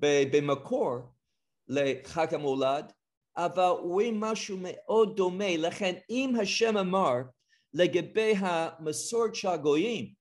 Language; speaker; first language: Hebrew; non-native, fluent; English